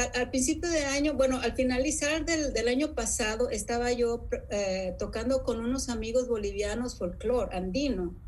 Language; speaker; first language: Spanish; native; Spanish